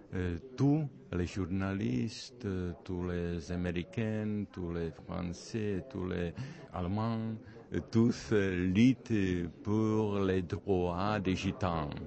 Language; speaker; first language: French; non-native, learner; Czech